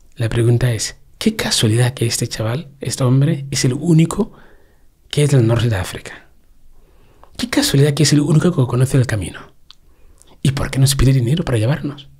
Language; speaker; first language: Spanish; non-native, fluent; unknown